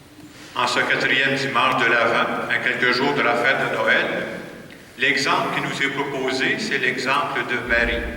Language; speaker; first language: French; native; French